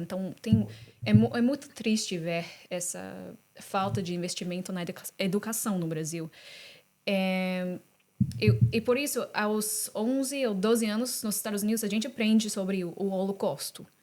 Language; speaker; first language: Portuguese; non-native, fluent; English